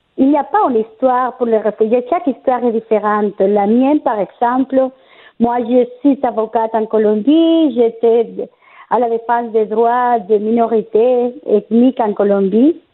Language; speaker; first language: French; non-native, fluent; Spanish